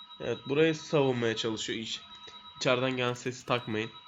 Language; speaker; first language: Turkish; native; Turkish